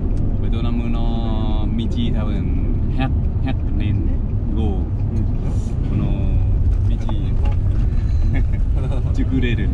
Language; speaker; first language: Japanese; non-native, learner; Vietnamese